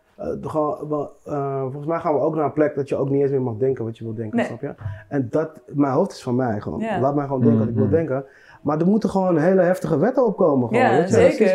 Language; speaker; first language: Dutch; native; Dutch